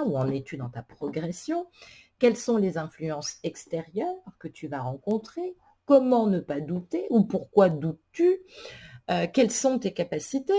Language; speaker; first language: French; native; French